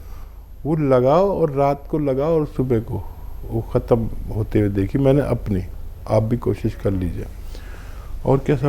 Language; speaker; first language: Hindi; native; Hindi